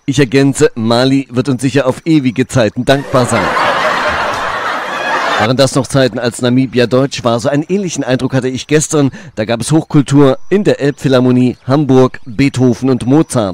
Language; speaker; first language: German; native; German